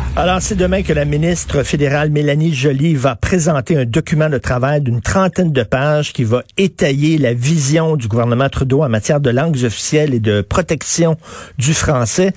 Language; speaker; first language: French; native; French